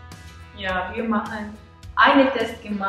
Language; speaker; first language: German; non-native, learner; Albanian